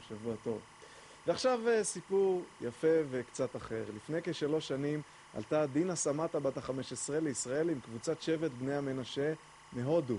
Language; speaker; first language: Hebrew; native; Hebrew